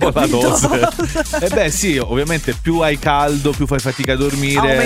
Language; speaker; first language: Italian; native; Italian